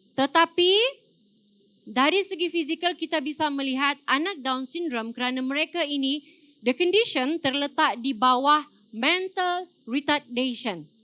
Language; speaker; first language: Malay; native; Malay